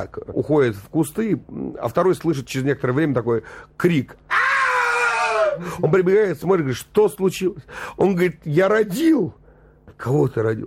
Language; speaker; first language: Russian; native; Russian